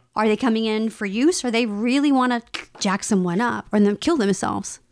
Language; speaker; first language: English; native; English